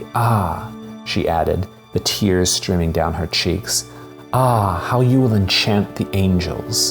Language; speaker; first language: English; native; English